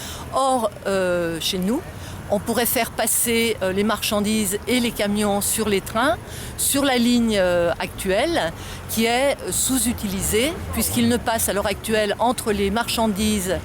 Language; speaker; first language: French; native; French